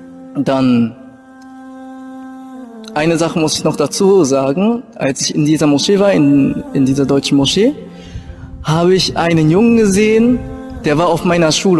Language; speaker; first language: German; early bilingual, other home language; Japanese